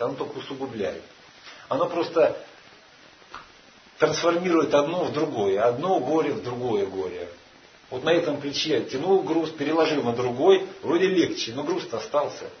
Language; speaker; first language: Russian; native; Russian